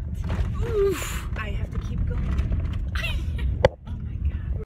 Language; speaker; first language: English; native; English